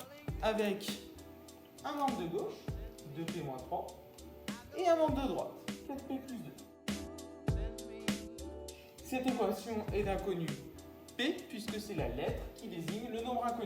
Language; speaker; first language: French; native; French